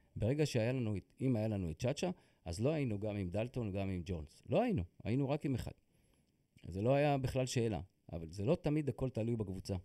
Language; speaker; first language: Hebrew; native; Hebrew